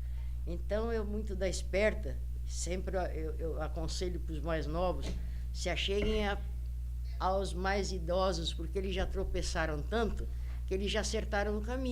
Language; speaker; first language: Portuguese; native; Portuguese